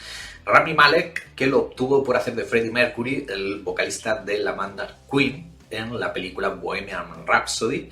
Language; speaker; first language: Spanish; native; Spanish